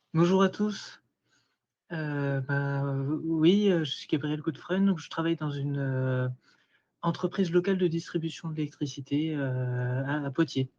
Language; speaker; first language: French; native; French